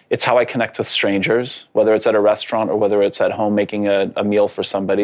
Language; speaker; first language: English; non-native, fluent; Polish